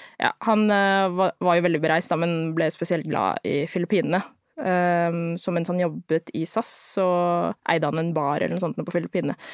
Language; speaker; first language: Norwegian; early bilingual, other home language; Filipino